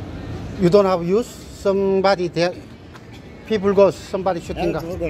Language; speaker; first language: English; non-native, learner; Korean